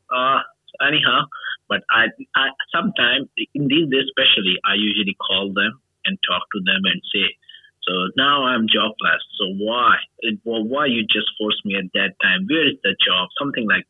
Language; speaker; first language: English; non-native, local second language; Urdu